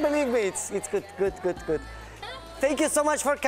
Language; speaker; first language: English; non-native, fluent; Romanian